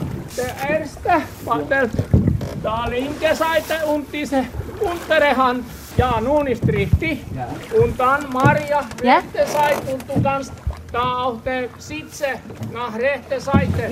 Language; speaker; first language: German; non-native, learner; Finnish